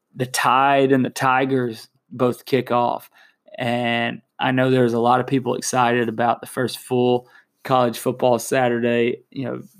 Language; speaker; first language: English; native; English